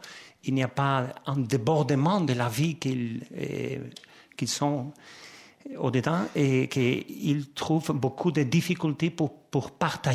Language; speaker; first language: French; non-native, fluent; Spanish